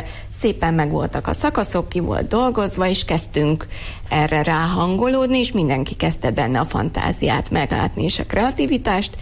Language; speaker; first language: Hungarian; native; Hungarian